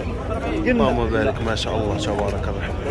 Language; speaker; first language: Arabic; native; Arabic